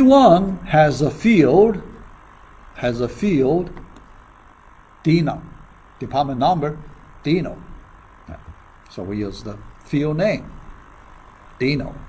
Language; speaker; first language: English; non-native, fluent; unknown